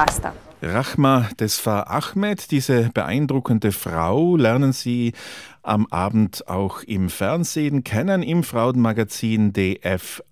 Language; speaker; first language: German; native; German